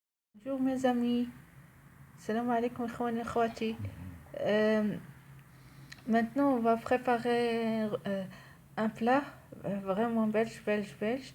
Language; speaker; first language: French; non-native, local second language; Arabic